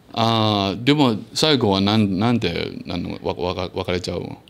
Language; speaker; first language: Japanese; non-native, learner; Chinese